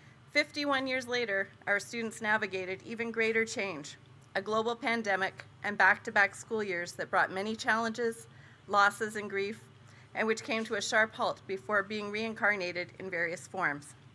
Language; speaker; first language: English; native; English